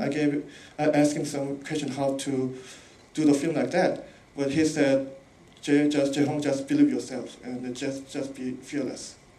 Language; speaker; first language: English; non-native, fluent; Korean